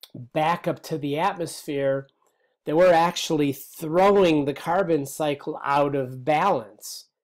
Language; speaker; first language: English; native; English